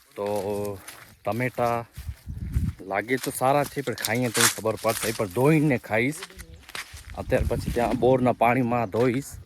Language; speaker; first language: Gujarati; non-native, local second language; Kachhi